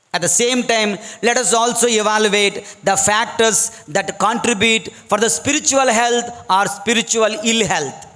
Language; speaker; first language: English; non-native, local second language; Telugu